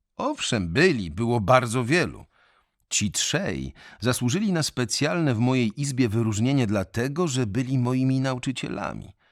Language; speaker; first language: Polish; native; Polish